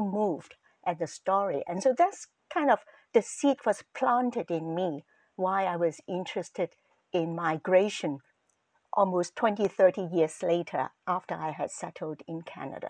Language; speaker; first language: English; non-native, local second language; Cantonese